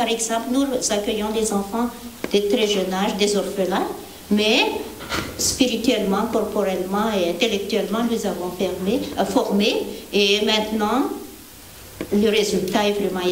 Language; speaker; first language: French; non-native, local second language; Malagasy